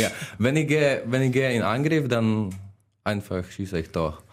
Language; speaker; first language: German; non-native, learner; Czech